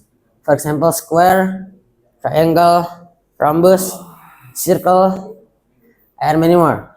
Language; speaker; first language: English; non-native, local second language; Indonesian